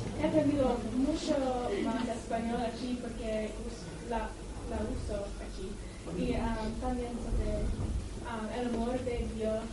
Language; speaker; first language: Spanish; non-native, learner; English